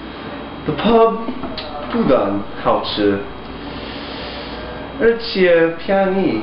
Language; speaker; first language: Chinese; non-native, learner; English